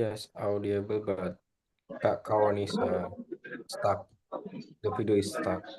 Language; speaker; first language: English; non-native, learner; Indonesian